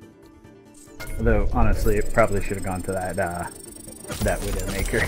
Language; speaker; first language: English; native; English